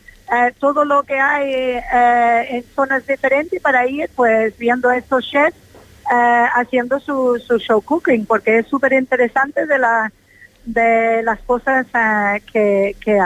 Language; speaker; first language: Spanish; non-native, fluent; English